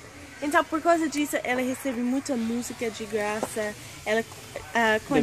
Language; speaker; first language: Portuguese; non-native, learner; English